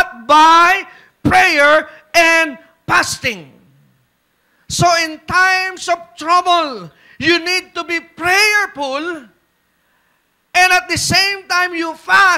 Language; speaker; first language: English; non-native, local second language; Filipino